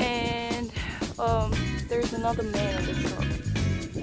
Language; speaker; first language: English; non-native, fluent; Korean